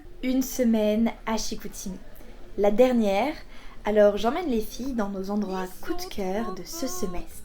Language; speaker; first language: French; native; French